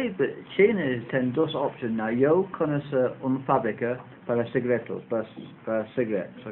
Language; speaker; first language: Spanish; non-native, learner; English